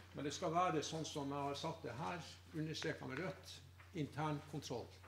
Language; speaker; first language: Norwegian; native; Norwegian